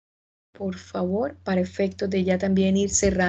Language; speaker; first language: Spanish; native; Spanish